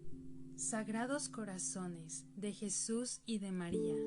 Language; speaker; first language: Spanish; native; Spanish